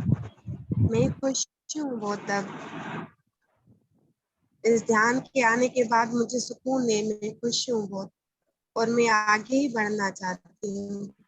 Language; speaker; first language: Hindi; non-native, local second language; Sindhi